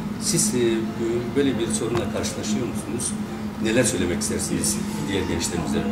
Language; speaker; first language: Turkish; early bilingual, heritage; Turkish